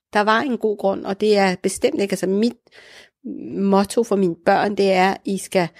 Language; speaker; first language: Danish; early bilingual, other home language; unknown